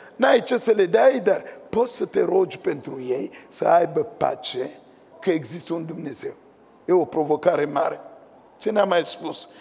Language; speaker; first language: Romanian; non-native, fluent; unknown